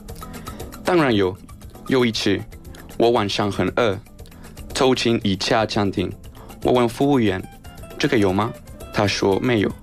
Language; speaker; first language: Chinese; non-native, learner; Spanish